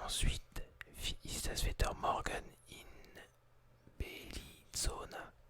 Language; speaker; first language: German; non-native, learner; French